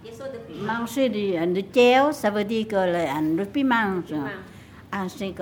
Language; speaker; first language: French; non-native, fluent; Lao